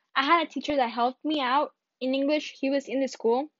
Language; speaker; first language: English; early bilingual, other home language; Spanish